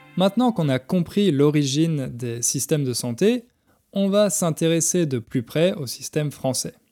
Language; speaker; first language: French; native; French